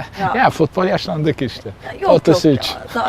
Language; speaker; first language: Turkish; non-native, learner; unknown